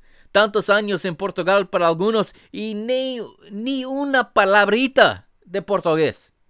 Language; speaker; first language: Spanish; non-native, learner; English